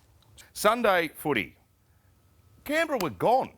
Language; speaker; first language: English; native; English